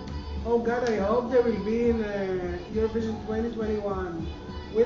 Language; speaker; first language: English; non-native, fluent; Hebrew